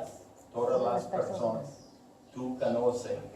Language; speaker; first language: Spanish; non-native, learner; English